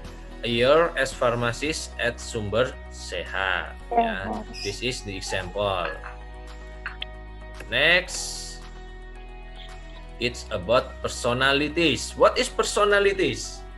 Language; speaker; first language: English; non-native, learner; Indonesian